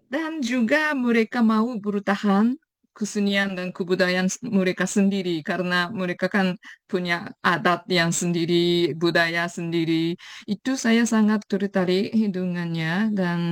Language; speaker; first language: Indonesian; non-native, fluent; Japanese